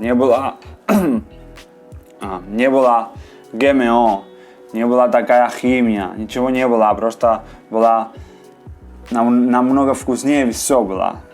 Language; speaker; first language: Russian; non-native, fluent; Spanish